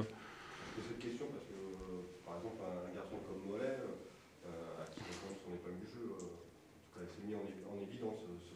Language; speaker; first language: French; native; French